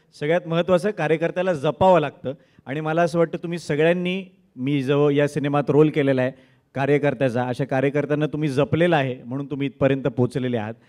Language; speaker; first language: Marathi; native; Marathi